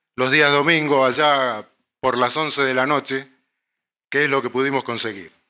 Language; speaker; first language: Spanish; native; Spanish